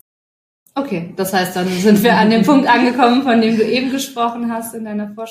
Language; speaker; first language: German; native; German